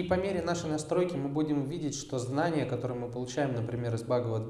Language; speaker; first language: Russian; native; Russian